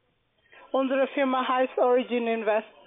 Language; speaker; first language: German; non-native, fluent; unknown